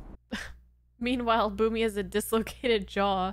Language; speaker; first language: English; native; English